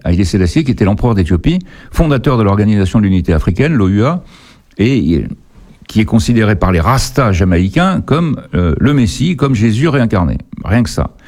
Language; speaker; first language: French; native; French